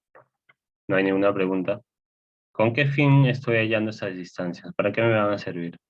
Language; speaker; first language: Spanish; native; Spanish